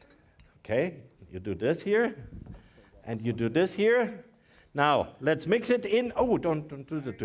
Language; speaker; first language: English; non-native, fluent; German